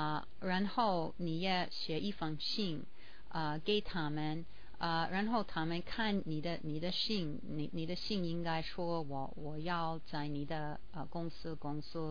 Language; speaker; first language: Chinese; non-native, learner; English